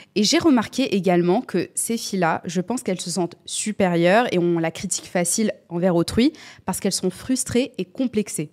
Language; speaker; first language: French; native; French